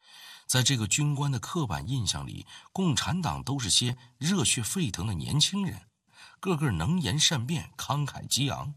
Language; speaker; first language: Chinese; native; Chinese